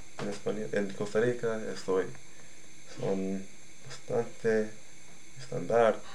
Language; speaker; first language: Spanish; non-native, learner; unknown